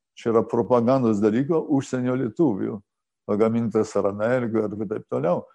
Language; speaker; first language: Lithuanian; early bilingual, heritage; Lithuanian